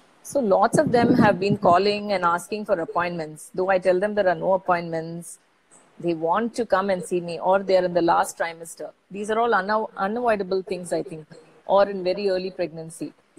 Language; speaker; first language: English; non-native, local second language; Tamil